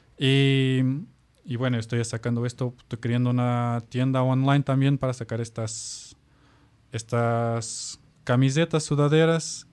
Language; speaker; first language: Spanish; non-native, fluent; Portuguese